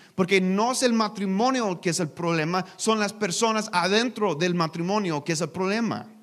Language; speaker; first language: Spanish; non-native, learner; English